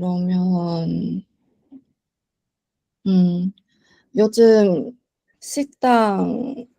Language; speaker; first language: Korean; non-native, learner; Chinese